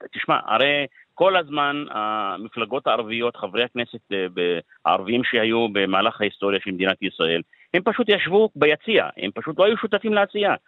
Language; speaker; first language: Hebrew; non-native, local second language; Arabic